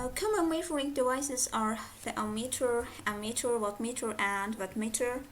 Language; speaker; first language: English; non-native, fluent; Azerbaijani